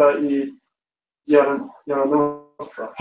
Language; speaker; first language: Spanish; non-native, learner; English